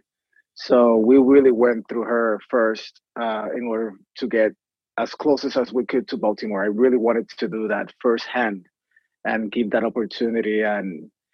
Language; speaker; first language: English; non-native, fluent; Spanish